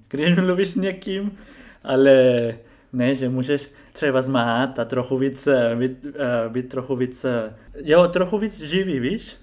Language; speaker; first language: Czech; non-native, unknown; Spanish